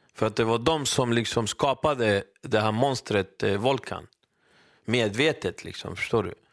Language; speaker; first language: Swedish; early bilingual, other home language; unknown